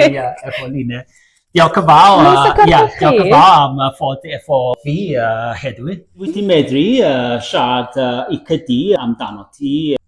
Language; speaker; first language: Welsh; non-native, learner; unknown